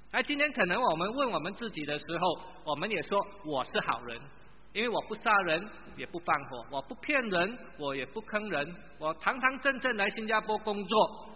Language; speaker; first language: Chinese; non-native, local second language; Min Nan Chinese